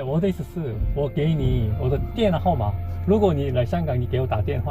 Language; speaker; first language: Chinese; non-native, fluent; Korean